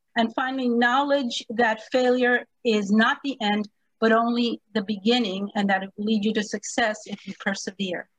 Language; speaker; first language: English; early bilingual, other home language; Spanish